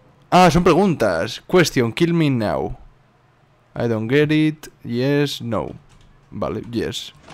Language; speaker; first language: English; non-native, learner; Spanish